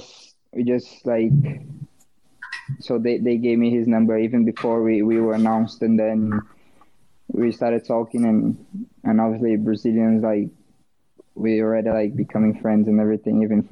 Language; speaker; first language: English; non-native, fluent; Portuguese